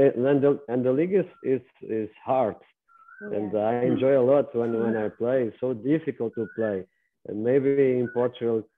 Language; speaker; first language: English; non-native, learner; Portuguese